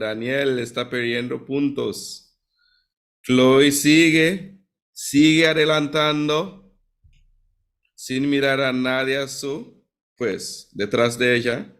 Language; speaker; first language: Spanish; non-native, fluent; English